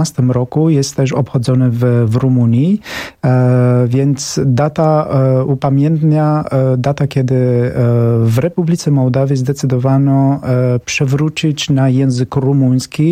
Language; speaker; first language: Polish; non-native, fluent; Romanian